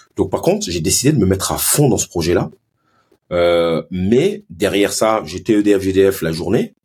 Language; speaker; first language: French; early bilingual, other home language; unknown